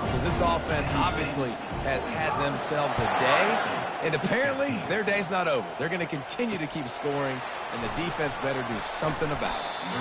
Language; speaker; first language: English; native; English